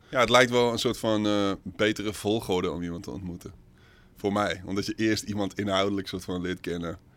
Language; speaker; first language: Dutch; native; Dutch